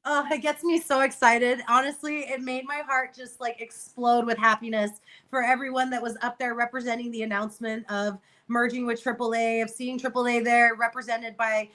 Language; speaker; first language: English; native; English